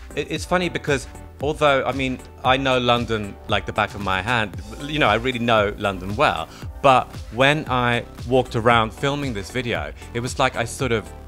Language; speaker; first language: English; non-native, fluent; Swedish